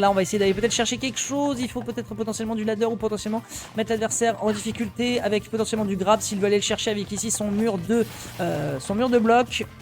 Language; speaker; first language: French; native; French